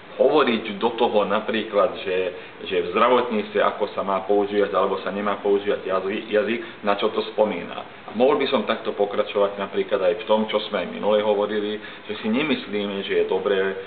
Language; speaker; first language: Slovak; non-native, local second language; Hungarian